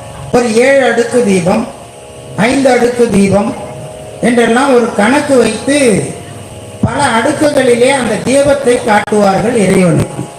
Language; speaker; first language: Tamil; native; Tamil